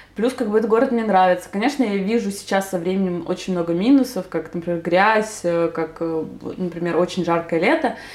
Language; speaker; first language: Russian; native; Russian